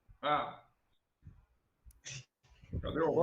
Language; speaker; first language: Portuguese; native; Portuguese